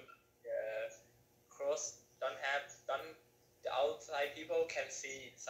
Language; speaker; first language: English; non-native, learner; Thai